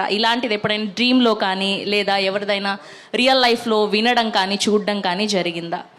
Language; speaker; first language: Telugu; native; Telugu